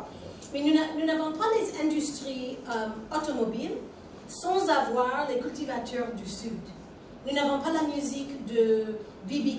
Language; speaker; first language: French; non-native, fluent; English